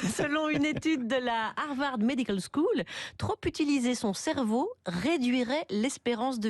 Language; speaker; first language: French; native; French